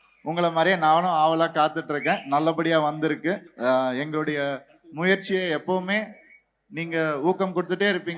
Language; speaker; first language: Tamil; native; Tamil